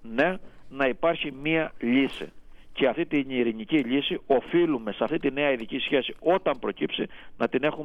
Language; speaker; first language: Greek; native; Greek